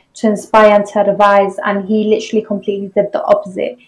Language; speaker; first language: English; native; English